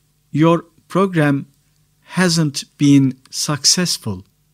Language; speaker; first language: English; non-native, fluent; Turkish